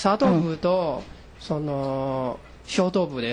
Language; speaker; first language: Japanese; non-native, fluent; Chinese